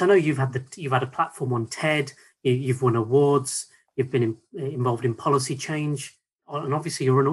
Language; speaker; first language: English; native; English